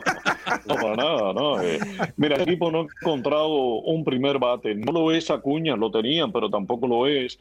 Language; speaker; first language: Spanish; native; Spanish